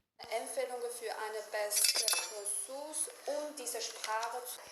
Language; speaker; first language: German; non-native, learner; Chinese